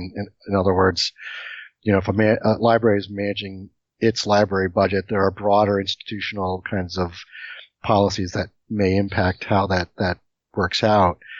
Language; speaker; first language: English; native; English